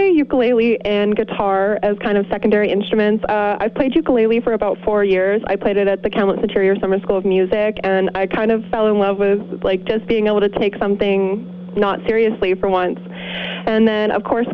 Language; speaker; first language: English; native; English